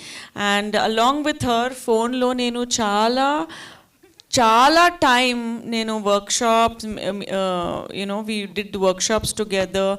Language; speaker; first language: Telugu; non-native, fluent; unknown